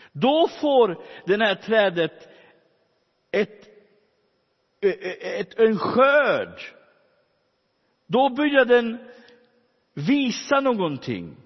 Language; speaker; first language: Swedish; non-native, fluent; Romany